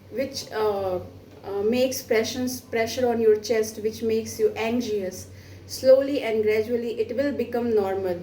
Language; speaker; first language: English; non-native, local second language; Hindi